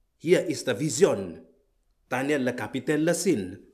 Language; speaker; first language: German; non-native, learner; Malagasy